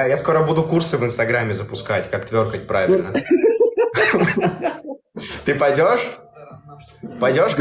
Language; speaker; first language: Russian; native; Russian